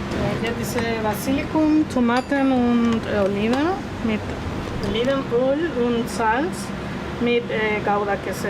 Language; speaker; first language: German; non-native, learner; Spanish